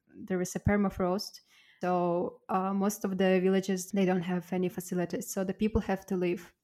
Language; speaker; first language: English; non-native, fluent; Russian